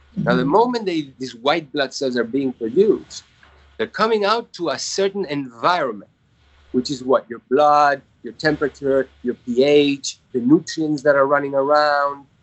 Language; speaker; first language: English; non-native, fluent; Spanish